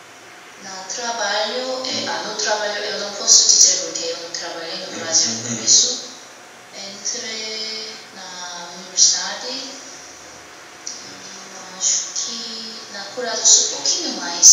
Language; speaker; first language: Portuguese; non-native, learner; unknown